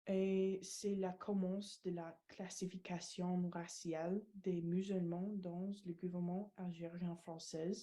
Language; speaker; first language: French; non-native, learner; English